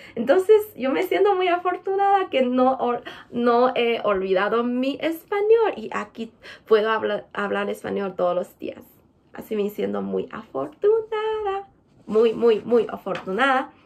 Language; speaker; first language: Spanish; non-native, fluent; Chinese